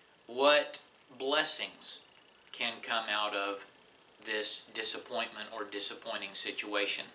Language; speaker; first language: English; native; English